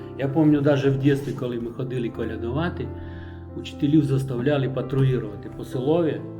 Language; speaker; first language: Ukrainian; native; Ukrainian